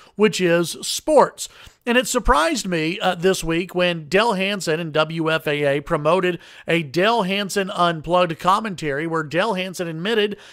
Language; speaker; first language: English; native; English